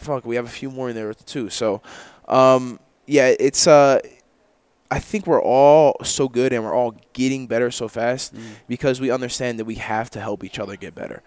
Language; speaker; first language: English; native; English